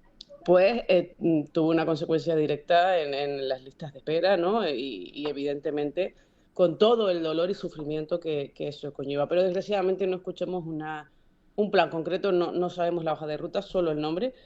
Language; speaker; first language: Spanish; native; Spanish